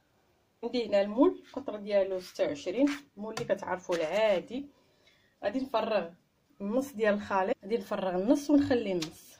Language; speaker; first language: Arabic; native; Arabic